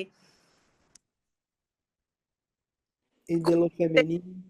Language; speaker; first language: Spanish; non-native, fluent; Portuguese